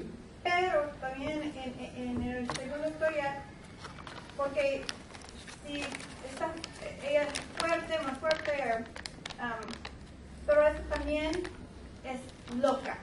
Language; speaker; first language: Spanish; non-native, learner; English